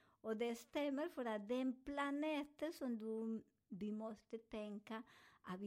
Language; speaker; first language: Swedish; non-native, fluent; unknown